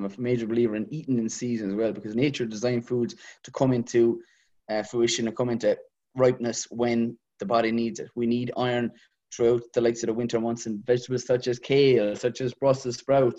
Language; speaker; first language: English; native; English